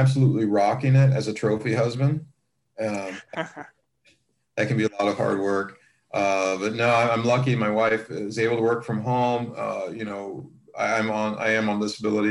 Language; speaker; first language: English; native; English